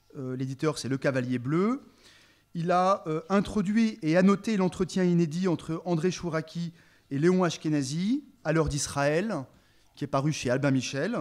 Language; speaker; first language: French; native; French